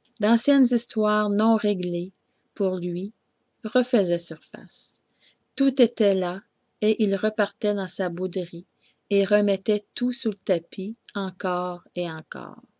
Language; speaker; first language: French; native; French